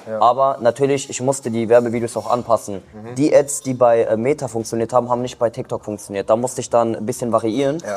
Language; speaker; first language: German; early bilingual, other home language; Kurdish